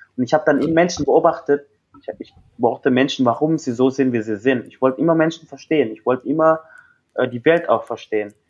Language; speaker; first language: German; non-native, fluent; Indonesian